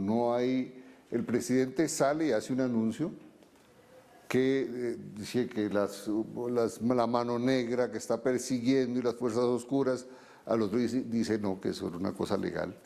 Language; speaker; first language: Spanish; native; Spanish